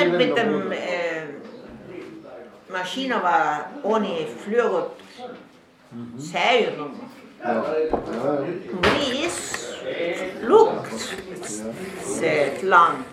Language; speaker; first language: German; early bilingual, heritage; German